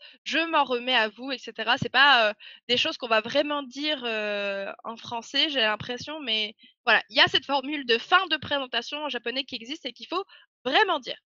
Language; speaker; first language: French; native; French